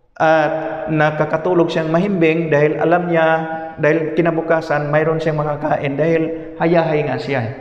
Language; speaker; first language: Filipino; non-native, local second language; Cebuano